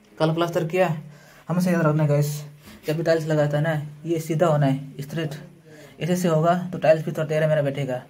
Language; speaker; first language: Hindi; non-native, local second language; Nepali